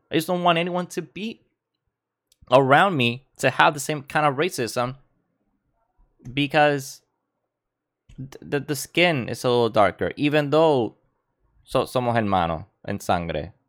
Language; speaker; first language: English; non-native, local second language; Spanish